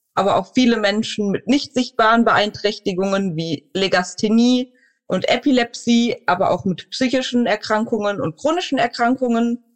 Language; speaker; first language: German; native; German